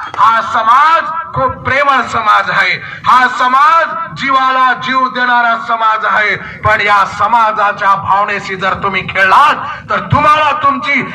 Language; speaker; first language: Marathi; non-native, local second language; Lambadi